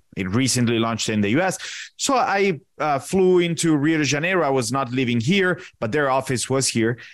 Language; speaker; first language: English; non-native, fluent; Italian